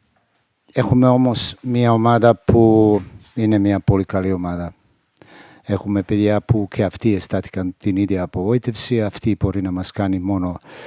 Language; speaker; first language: Greek; non-native, fluent; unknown